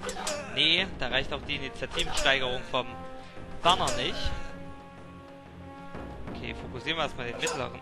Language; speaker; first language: German; native; German